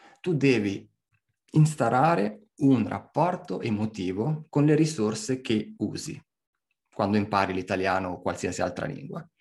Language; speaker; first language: Italian; native; Italian